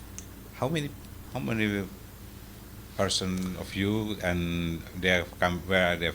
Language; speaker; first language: English; non-native, fluent; Indonesian